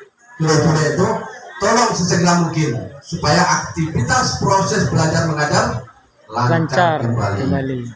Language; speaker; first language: Indonesian; native; Indonesian